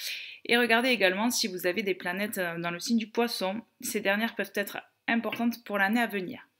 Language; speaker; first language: French; native; French